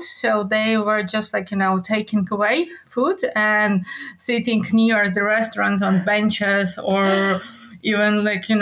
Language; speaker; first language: English; non-native, fluent; Ukrainian